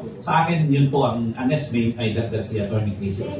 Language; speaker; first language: Filipino; native; Filipino